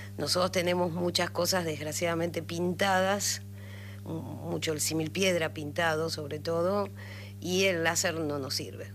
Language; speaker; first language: Spanish; native; Spanish